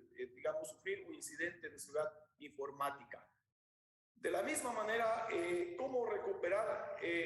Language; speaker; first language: Spanish; native; Spanish